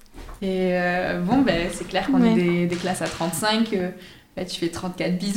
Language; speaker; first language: French; native; French